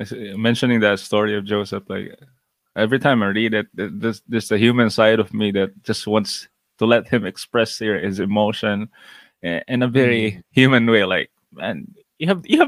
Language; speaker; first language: English; non-native, local second language; Cebuano